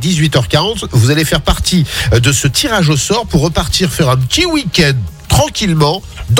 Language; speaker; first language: French; native; French